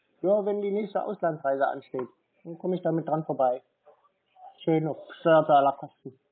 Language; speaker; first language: German; native; German